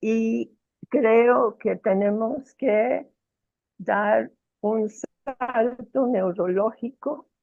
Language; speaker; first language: Spanish; non-native, fluent; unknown